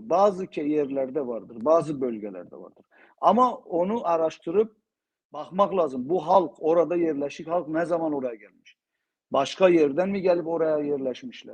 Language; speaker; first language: Turkish; non-native, local second language; Zaza